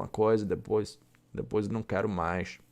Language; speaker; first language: Portuguese; non-native, learner; English